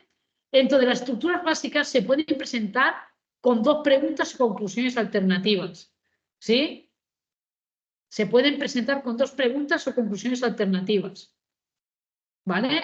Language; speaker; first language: Spanish; native; Spanish